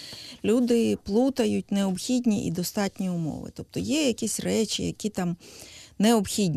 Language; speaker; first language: Ukrainian; native; Ukrainian